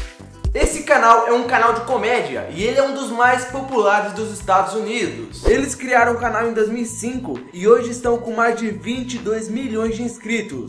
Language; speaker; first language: Portuguese; native; Portuguese